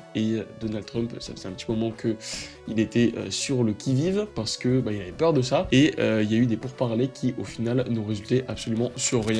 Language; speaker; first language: French; native; French